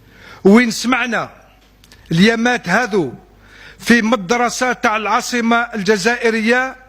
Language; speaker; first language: Arabic; non-native, local second language; Kabyle